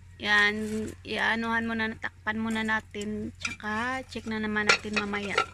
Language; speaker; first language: Filipino; non-native, local second language; Cebuano